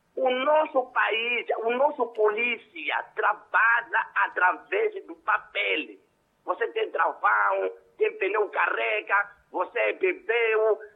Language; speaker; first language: Portuguese; non-native, local second language; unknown